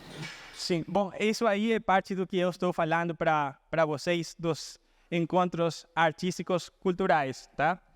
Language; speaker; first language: Portuguese; non-native, fluent; Spanish